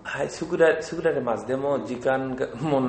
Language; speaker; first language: Japanese; non-native, learner; Bangla